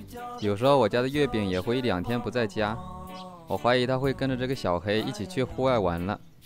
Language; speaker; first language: Chinese; native; Chinese